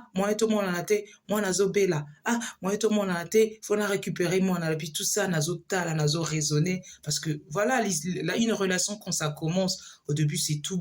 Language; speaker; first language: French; non-native, local second language; Lingala